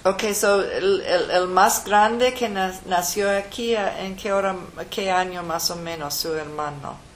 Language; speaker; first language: Spanish; non-native, learner; English